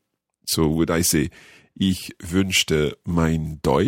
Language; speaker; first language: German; non-native, learner; English